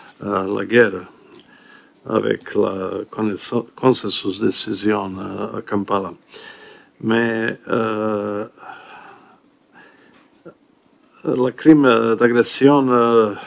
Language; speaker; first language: French; non-native, learner; Bosnian